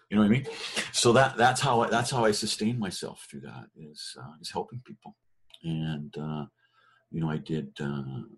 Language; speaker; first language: English; native; English